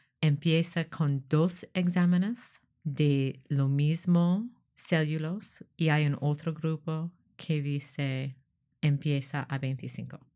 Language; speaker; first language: Spanish; non-native, learner; English